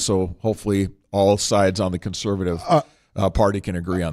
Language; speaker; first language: English; native; English